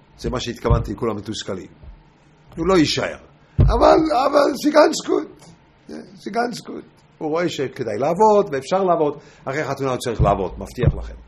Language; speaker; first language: Hebrew; non-native, fluent; English